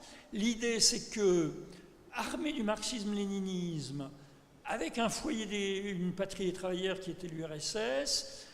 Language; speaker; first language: French; native; French